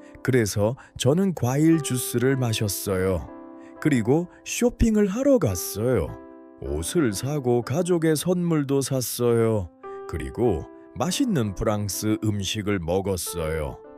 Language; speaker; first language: Korean; non-native, learner; Uzbek